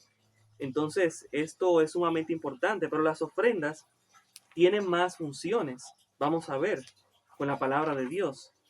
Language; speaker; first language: Spanish; native; Spanish